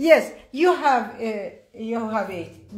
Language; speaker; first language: English; non-native, learner; Persian